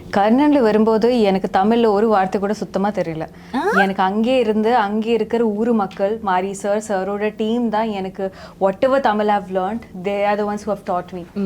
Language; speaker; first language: Tamil; non-native, fluent; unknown